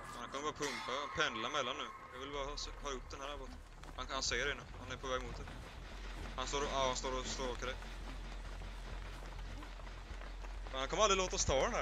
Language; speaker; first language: Swedish; native; Swedish